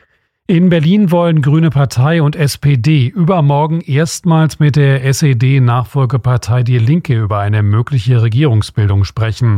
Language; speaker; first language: German; native; German